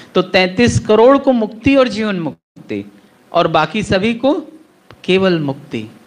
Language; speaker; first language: Hindi; native; Hindi